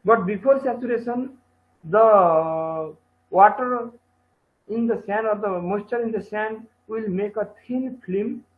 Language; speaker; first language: English; non-native, local second language; Nepali